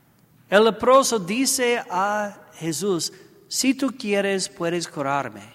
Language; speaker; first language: Spanish; non-native, learner; English